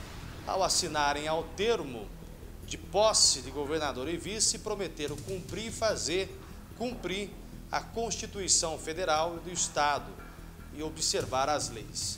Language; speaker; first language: Portuguese; native; Portuguese